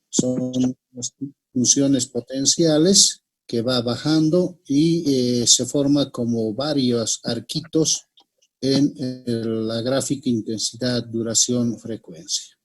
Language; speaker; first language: Spanish; native; Spanish